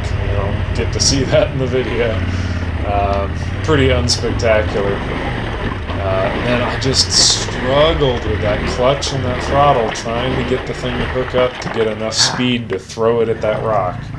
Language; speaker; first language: English; native; English